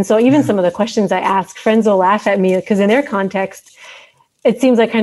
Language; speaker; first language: English; native; English